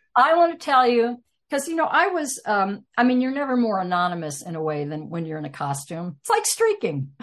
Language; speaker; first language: English; native; English